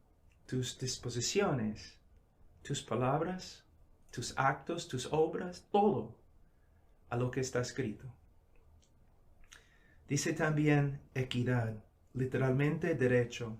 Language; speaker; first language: Spanish; non-native, fluent; English